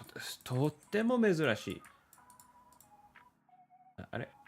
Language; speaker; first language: Japanese; non-native, learner; English